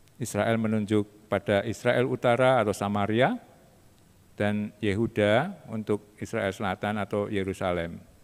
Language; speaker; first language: Indonesian; native; Indonesian